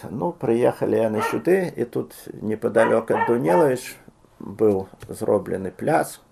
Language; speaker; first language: Belarusian; native; Belarusian